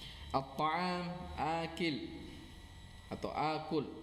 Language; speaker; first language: Arabic; non-native, fluent; Indonesian